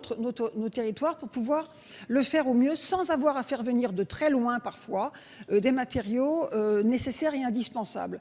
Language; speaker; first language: French; native; French